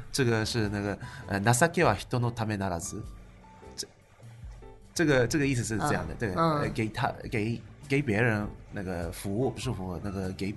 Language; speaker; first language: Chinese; non-native, fluent; Japanese